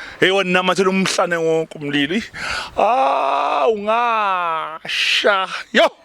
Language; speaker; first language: Zulu; native; Zulu